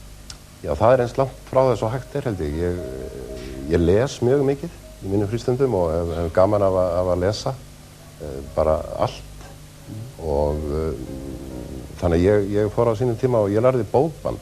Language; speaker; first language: Icelandic; native; Icelandic